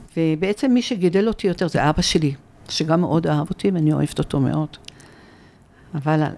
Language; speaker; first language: Hebrew; early bilingual, other home language; Arabic